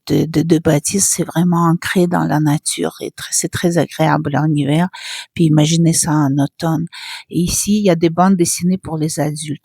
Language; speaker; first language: French; non-native, fluent; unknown